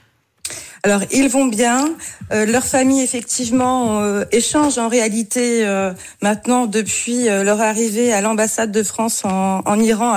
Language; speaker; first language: French; native; French